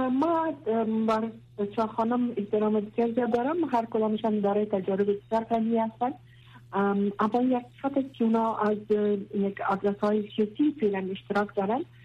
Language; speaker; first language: Persian; non-native, local second language; Pashto